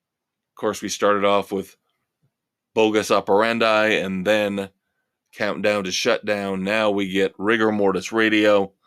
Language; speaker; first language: English; native; English